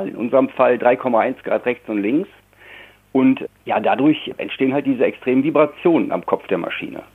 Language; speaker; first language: German; native; German